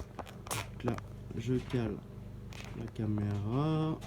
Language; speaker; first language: French; native; French